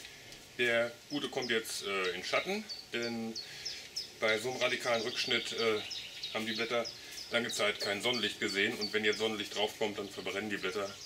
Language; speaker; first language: German; native; German